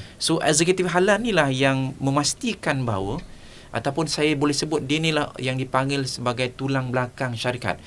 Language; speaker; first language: Malay; native; Malay